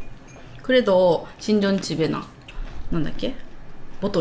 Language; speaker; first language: Korean; non-native, learner; Japanese